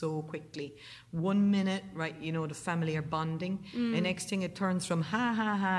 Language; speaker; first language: English; native; English